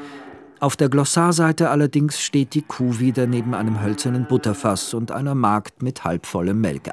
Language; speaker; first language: German; native; German